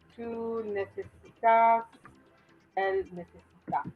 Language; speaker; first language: Spanish; non-native, learner; English